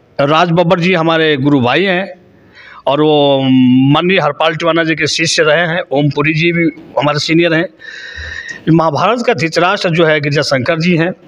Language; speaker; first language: Hindi; non-native, local second language; Bhojpuri